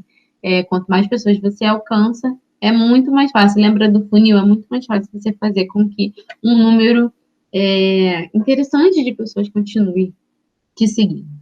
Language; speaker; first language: Portuguese; native; Portuguese